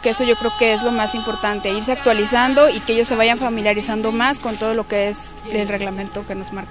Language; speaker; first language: Spanish; native; Spanish